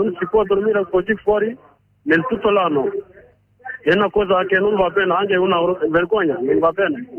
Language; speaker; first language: Italian; non-native, learner; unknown